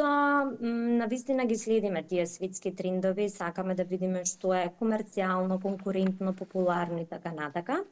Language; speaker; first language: Macedonian; native; Macedonian